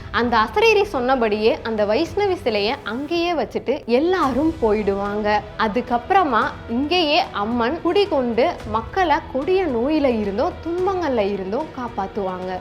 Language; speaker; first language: Tamil; native; Tamil